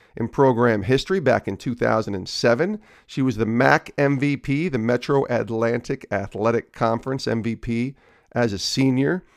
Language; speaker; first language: English; native; English